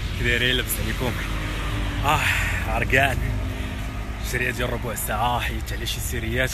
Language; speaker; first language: Arabic; native; Arabic